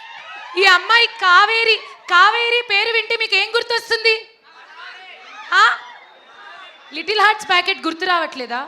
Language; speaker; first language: Telugu; native; Telugu